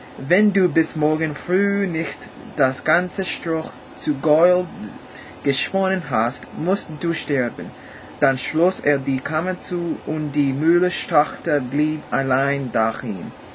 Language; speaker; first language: German; non-native, learner; English